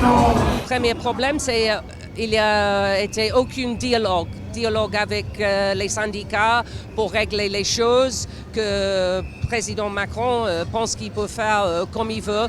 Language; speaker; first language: French; non-native, fluent; English